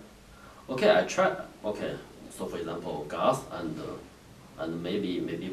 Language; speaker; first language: English; non-native, learner; Chinese